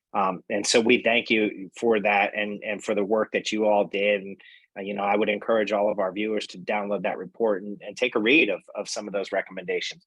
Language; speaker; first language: English; native; English